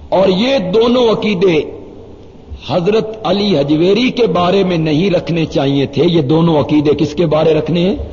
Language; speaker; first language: Urdu; non-native, local second language; Punjabi